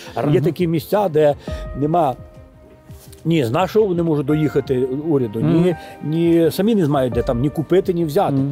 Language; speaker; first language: Ukrainian; native; Ukrainian